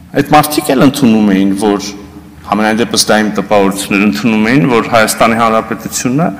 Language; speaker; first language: Armenian; native; Armenian